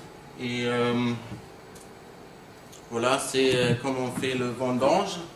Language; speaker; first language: French; non-native, fluent; German